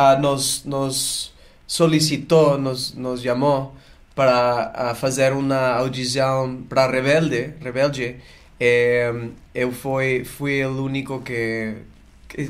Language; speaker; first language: Portuguese; non-native, learner; Spanish